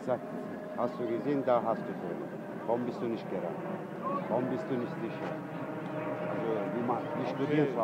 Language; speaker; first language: German; non-native, learner; Turkish